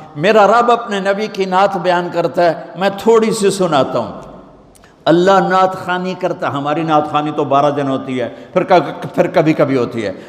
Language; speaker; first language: Urdu; non-native, local second language; Punjabi